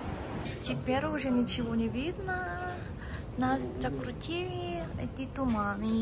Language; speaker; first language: Russian; non-native, fluent; Korean